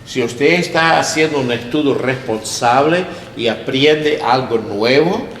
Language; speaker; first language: Spanish; non-native, learner; English